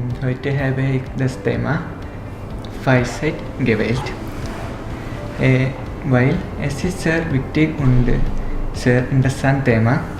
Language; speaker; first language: German; non-native, learner; Malayalam